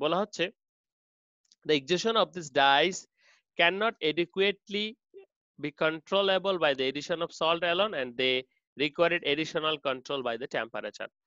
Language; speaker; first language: English; non-native, local second language; Bangla